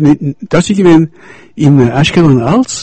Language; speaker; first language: German; early bilingual, heritage; Yiddish